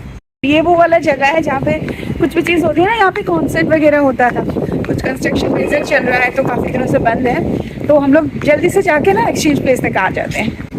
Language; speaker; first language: Hindi; non-native, local second language; Odia